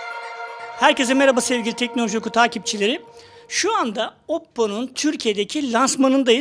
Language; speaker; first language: Turkish; native; Turkish